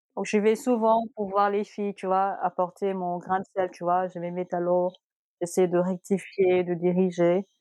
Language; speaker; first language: French; non-native, local second language; Wolof